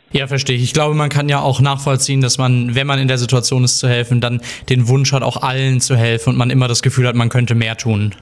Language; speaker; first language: German; native; German